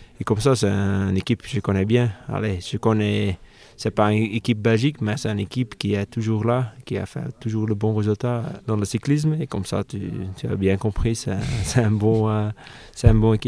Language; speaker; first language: French; non-native, local second language; Dutch